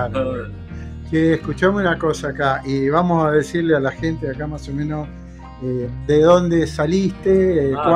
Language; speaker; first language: Spanish; native; Spanish